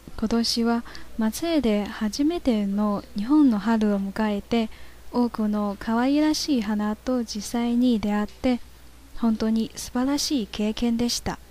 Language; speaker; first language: Japanese; non-native, fluent; Chinese